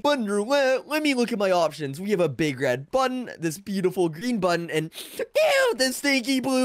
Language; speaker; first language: English; native; English